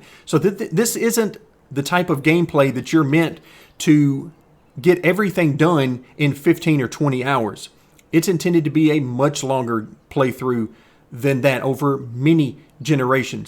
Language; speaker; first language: English; native; English